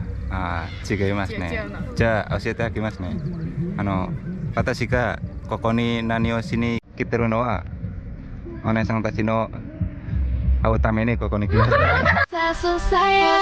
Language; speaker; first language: Japanese; non-native, fluent; Indonesian